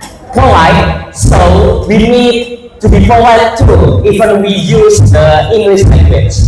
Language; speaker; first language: English; non-native, fluent; Indonesian